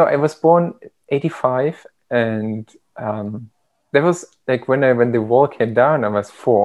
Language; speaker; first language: English; non-native, fluent; German